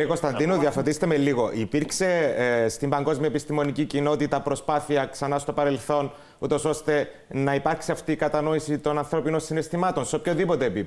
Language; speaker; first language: Greek; native; Greek